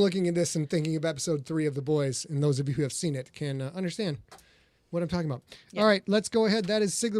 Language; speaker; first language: English; native; English